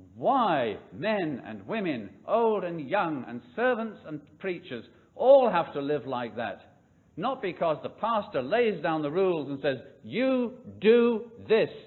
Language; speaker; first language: English; native; English